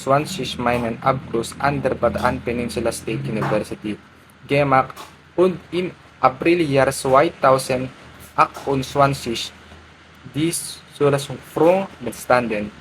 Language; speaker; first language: German; non-native, learner; Filipino